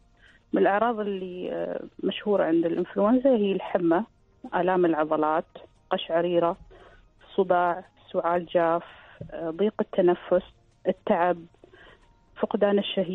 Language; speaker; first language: Arabic; native; Arabic